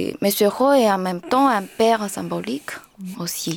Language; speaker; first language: French; non-native, learner; Chinese